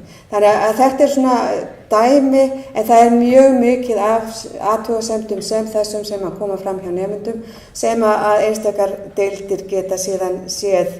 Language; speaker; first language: Icelandic; native; Icelandic